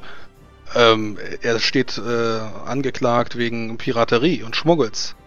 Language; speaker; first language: German; native; German